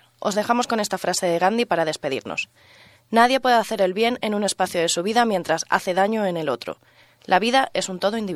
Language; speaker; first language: Spanish; native; Spanish